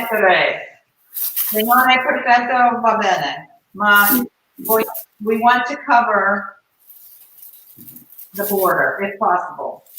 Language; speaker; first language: Italian; non-native, learner; English